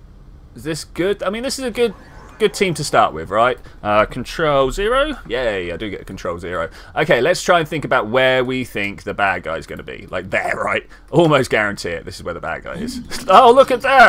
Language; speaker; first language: English; native; English